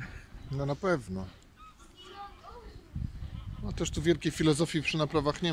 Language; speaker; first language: Polish; native; Polish